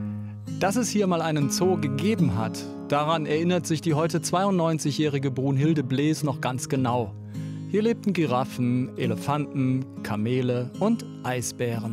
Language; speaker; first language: German; native; German